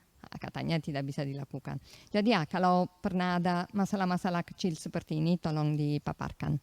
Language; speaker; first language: Indonesian; non-native, fluent; Italian